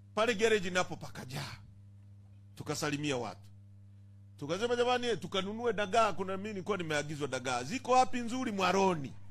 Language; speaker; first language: Swahili; native; Swahili